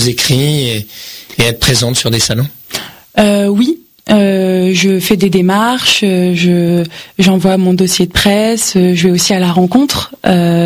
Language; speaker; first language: French; native; French